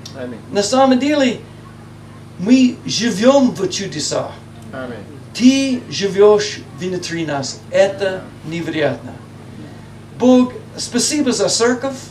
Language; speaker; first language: Russian; non-native, learner; English